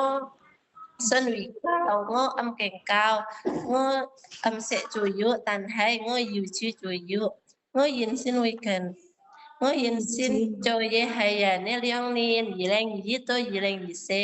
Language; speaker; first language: Cantonese; non-native, learner; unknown